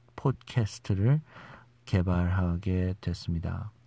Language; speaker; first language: Korean; non-native, fluent; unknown